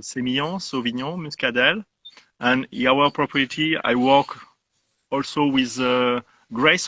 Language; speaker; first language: English; non-native, learner; French